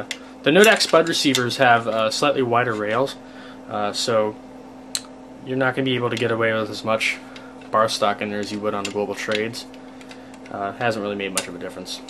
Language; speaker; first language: English; native; English